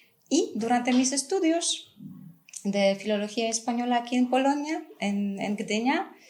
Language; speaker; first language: Spanish; non-native, fluent; Polish